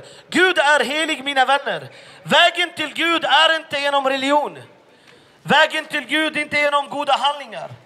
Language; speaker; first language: Swedish; non-native, fluent; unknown